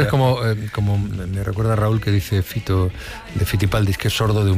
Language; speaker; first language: Spanish; native; Spanish